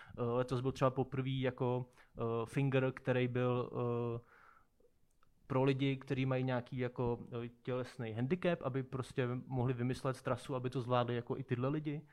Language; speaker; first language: Czech; native; Czech